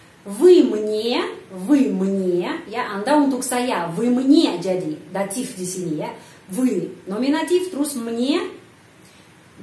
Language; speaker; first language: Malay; non-native, fluent; Russian